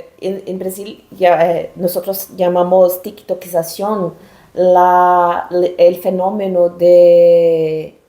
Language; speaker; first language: Spanish; non-native, learner; Portuguese